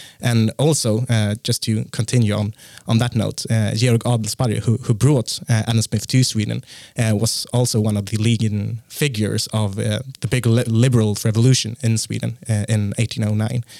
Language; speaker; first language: English; non-native, fluent; Swedish